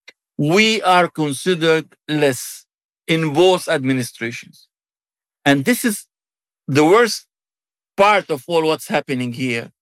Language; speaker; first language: English; non-native, fluent; Arabic